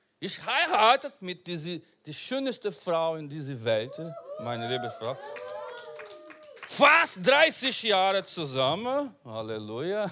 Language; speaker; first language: German; non-native, learner; Portuguese